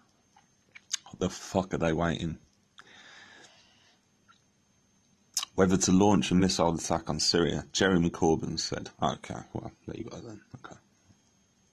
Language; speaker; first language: English; native; English